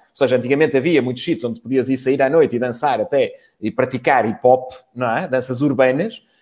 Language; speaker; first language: Portuguese; native; Portuguese